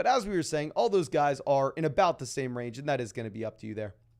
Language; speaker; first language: English; native; English